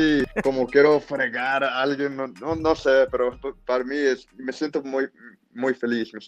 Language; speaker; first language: Spanish; early bilingual, heritage; English